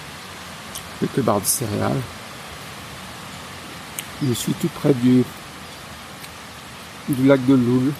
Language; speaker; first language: French; native; French